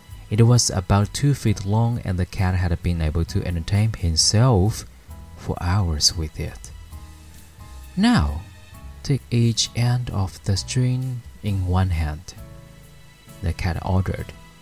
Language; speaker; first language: English; non-native, fluent; Chinese